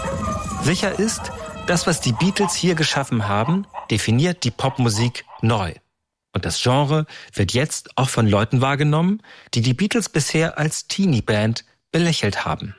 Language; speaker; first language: German; native; German